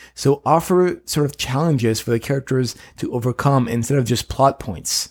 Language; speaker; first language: English; non-native, fluent; French